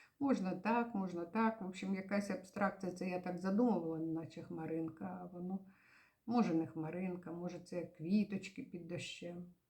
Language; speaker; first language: Ukrainian; native; Ukrainian